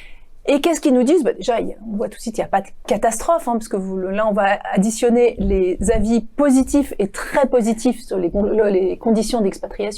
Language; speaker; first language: French; native; French